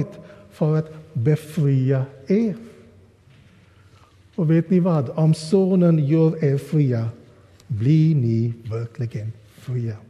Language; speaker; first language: Swedish; non-native, fluent; English